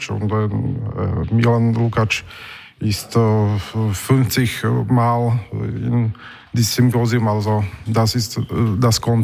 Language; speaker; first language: German; non-native, learner; Slovak